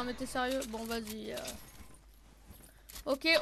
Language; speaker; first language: French; native; French